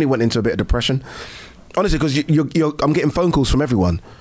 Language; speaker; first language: English; native; English